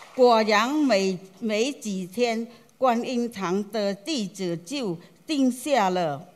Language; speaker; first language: Chinese; non-native, fluent; Khmer